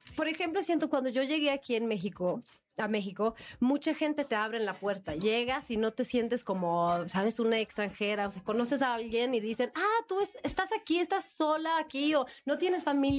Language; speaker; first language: Spanish; non-native, fluent; Swedish